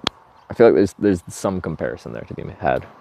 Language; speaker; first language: English; native; English